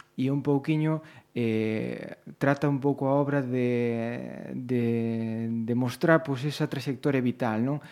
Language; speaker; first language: Galician; native; Galician